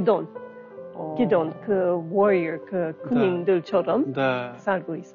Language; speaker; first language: Korean; non-native, learner; English